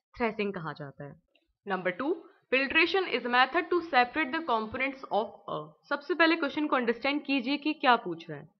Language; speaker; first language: Hindi; native; Hindi